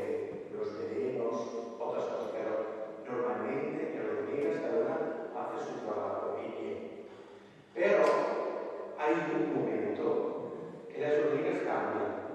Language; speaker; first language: Spanish; non-native, fluent; Italian